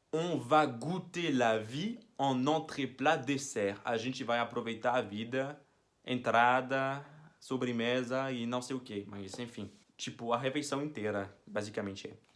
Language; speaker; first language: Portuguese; non-native, fluent; French